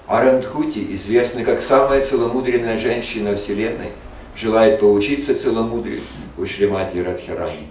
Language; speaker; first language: Russian; native; Russian